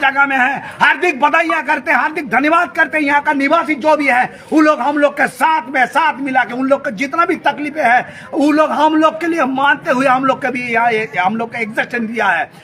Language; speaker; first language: Hindi; non-native, local second language; Santali